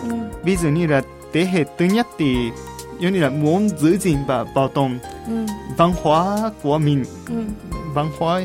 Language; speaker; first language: Vietnamese; non-native, fluent; Japanese